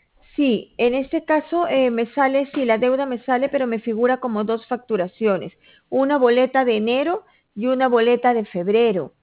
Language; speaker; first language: Spanish; native; Spanish